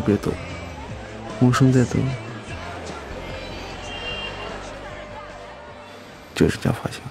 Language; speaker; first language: Chinese; non-native, local second language; Uyghur